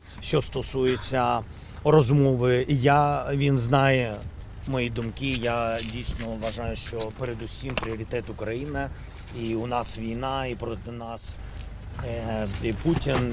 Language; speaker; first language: Ukrainian; non-native, local second language; Russian